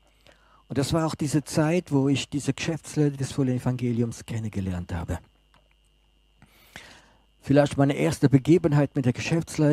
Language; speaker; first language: German; non-native, fluent; French